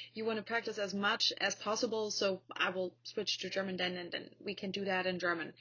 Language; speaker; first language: English; non-native, fluent; German